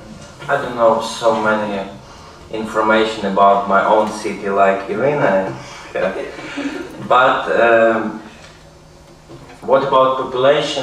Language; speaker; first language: English; non-native, learner; Ukrainian